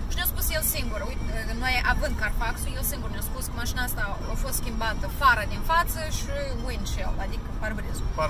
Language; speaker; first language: Romanian; native; Romanian